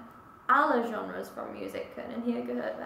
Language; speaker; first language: German; non-native, learner; English